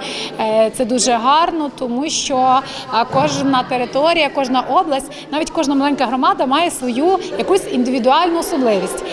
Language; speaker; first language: Ukrainian; native; Ukrainian